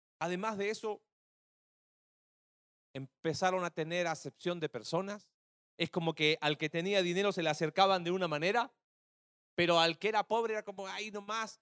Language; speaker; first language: Spanish; native; Spanish